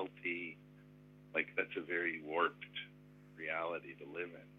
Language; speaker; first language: English; native; English